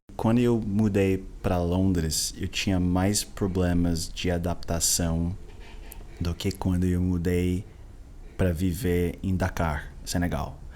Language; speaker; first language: Portuguese; non-native, fluent; English